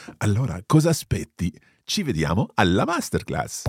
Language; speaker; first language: Italian; non-native, fluent; English